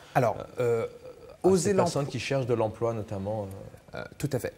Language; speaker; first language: French; native; French